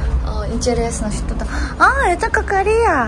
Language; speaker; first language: Russian; non-native, learner; Korean